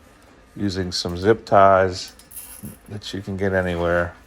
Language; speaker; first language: English; native; English